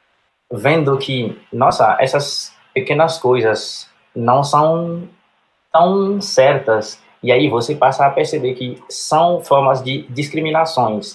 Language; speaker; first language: Portuguese; non-native, fluent; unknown